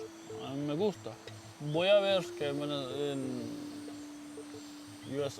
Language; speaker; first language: Spanish; non-native, learner; Persian